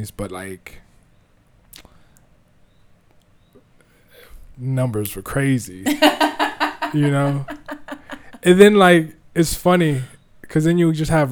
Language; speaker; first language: English; native; English